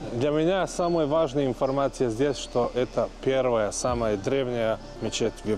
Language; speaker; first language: Russian; non-native, learner; Serbian